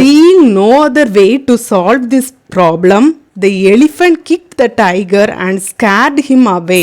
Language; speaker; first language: English; non-native, local second language; Tamil